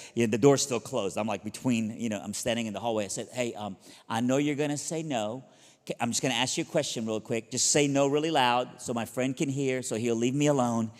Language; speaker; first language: English; early bilingual, other home language; Persian